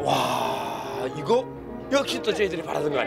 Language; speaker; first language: Korean; native; Korean